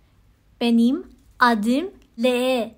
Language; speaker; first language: Turkish; non-native, fluent; Persian